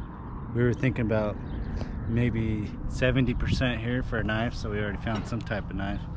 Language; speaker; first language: English; native; English